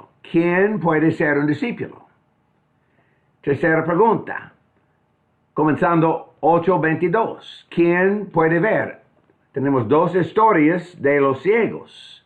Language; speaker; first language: Spanish; non-native, fluent; English